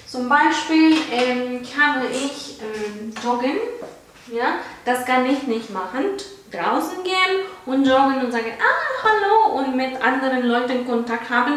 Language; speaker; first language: German; non-native, fluent; Spanish